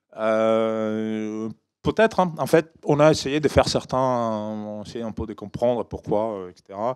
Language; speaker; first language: French; non-native, fluent; Italian